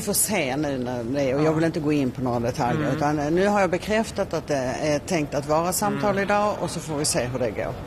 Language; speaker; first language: Swedish; native; Swedish